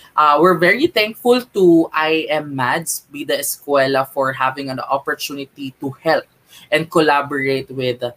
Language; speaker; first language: English; non-native, local second language; Filipino